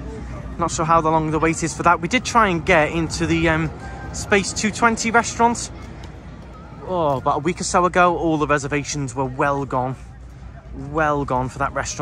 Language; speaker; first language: English; native; English